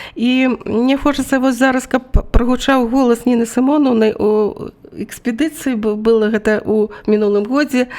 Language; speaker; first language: Belarusian; native; Belarusian